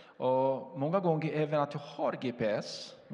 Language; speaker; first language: Swedish; non-native, fluent; Portuguese